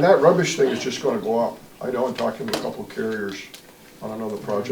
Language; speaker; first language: English; native; English